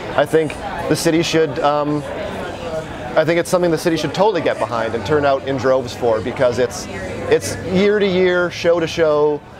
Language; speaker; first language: English; native; English